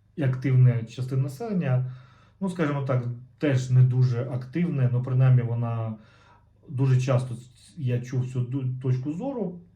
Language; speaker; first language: Ukrainian; non-native, local second language; Russian